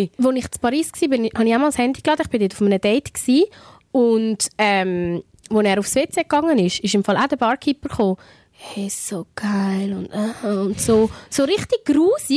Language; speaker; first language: German; native; German